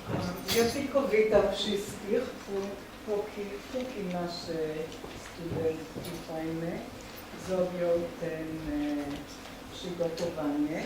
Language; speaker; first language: Polish; non-native, fluent; Hebrew